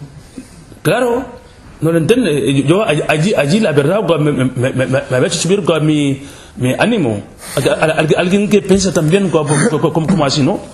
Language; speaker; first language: Spanish; non-native, local second language; Wolof